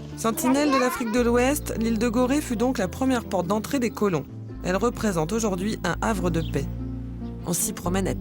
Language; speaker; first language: French; native; French